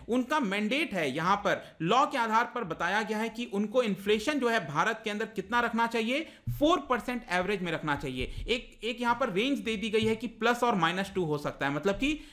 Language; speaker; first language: Hindi; native; Hindi